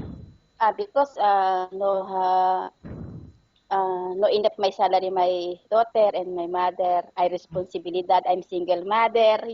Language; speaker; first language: English; non-native, learner; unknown